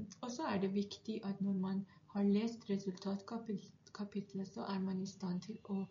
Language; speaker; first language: Norwegian; non-native, fluent; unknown